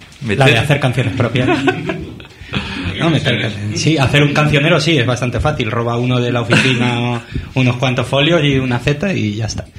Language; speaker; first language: Spanish; native; Spanish